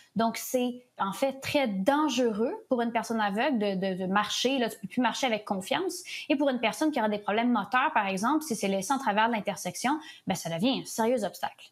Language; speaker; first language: French; native; French